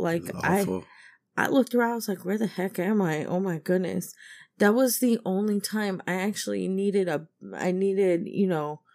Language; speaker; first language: English; native; English